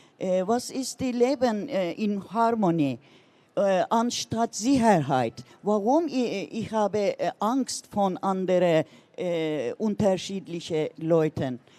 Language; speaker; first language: German; non-native, learner; Turkish